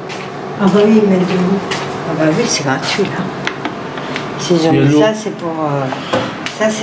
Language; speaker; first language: French; native; French